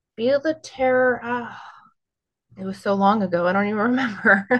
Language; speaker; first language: English; native; English